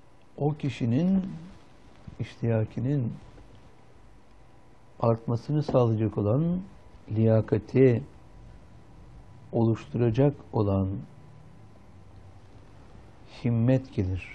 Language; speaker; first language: Turkish; native; Turkish